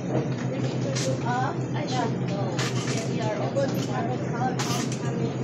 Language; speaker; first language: English; non-native, learner; Hmong